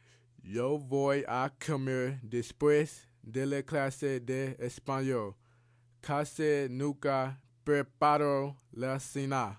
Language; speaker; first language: Spanish; non-native, learner; English